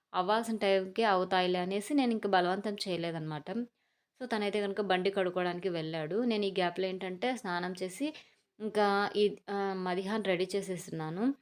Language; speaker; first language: Telugu; native; Telugu